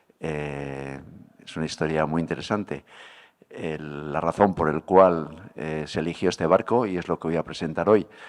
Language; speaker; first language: Spanish; native; Spanish